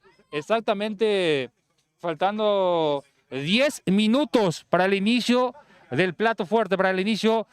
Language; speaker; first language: Spanish; native; Spanish